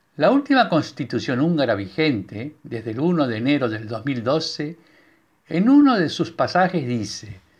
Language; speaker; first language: Spanish; non-native, local second language; Hungarian